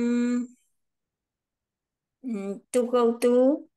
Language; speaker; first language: English; non-native, learner; Vietnamese